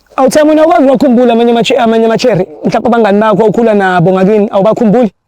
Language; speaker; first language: Zulu; native; Zulu